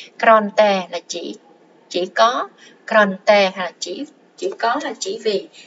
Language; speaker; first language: Vietnamese; non-native, local second language; Khmer